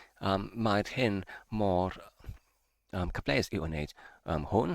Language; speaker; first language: Welsh; non-native, learner; English